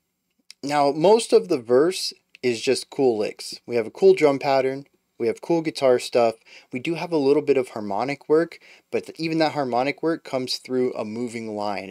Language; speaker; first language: English; native; English